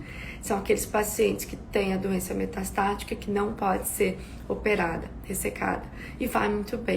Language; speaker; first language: Portuguese; native; Portuguese